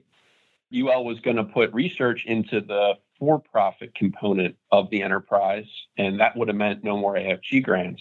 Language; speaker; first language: English; native; English